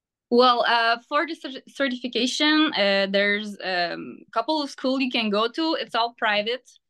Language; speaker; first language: English; non-native, fluent; French